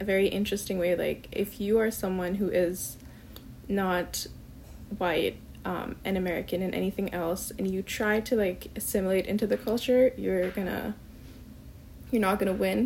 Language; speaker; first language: English; non-native, local second language; Urdu